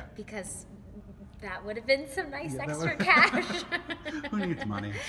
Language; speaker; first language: English; native; English